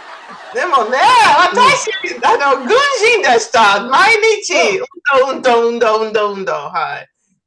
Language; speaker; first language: Japanese; non-native, learner; English